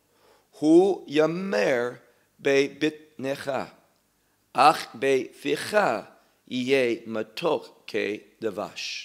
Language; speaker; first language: Hebrew; non-native, fluent; English